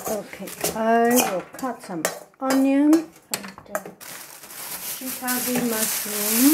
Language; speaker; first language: English; non-native, learner; Chinese